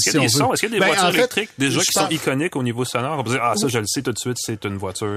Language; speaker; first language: French; native; French